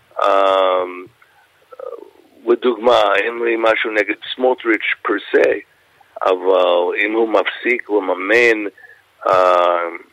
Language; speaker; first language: Hebrew; non-native, fluent; English